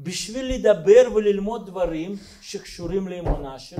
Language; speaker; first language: Hebrew; non-native, fluent; Russian